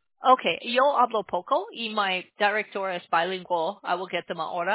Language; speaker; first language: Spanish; non-native, learner; English